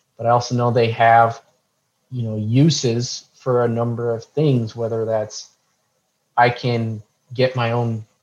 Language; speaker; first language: English; native; English